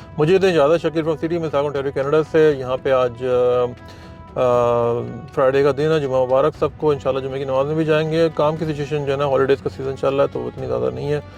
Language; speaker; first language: Urdu; native; Urdu